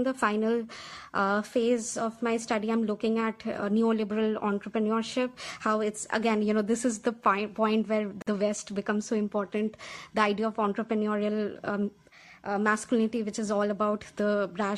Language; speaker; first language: English; non-native, local second language; Bangla